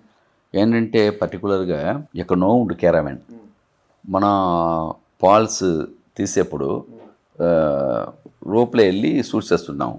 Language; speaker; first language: Telugu; non-native, learner; Tamil